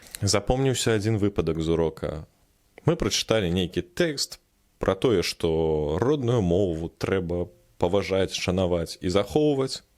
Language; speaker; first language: Belarusian; non-native, local second language; Russian